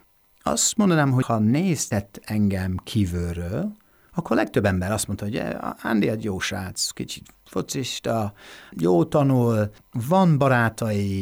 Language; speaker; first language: Hungarian; non-native, fluent; English